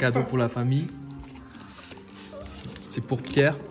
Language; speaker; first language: French; native; French